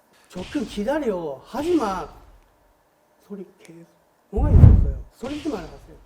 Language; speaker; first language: Korean; non-native, learner; Japanese